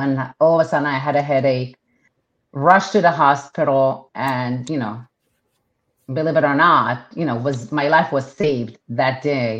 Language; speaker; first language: English; non-native, fluent; Hebrew